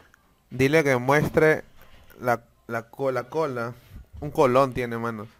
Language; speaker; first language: Spanish; native; Spanish